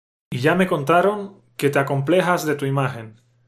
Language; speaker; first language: Spanish; native; Spanish